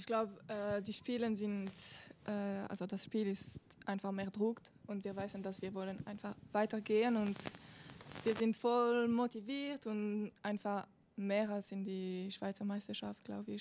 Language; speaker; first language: German; non-native, learner; French